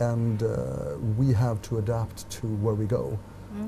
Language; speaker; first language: English; non-native, fluent; Swedish